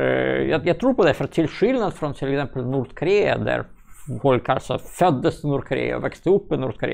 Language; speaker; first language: Swedish; non-native, fluent; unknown